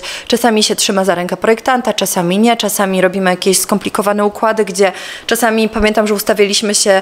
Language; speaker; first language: Polish; native; Polish